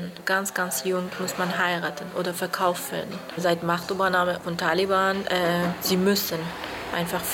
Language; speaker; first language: German; non-native, fluent; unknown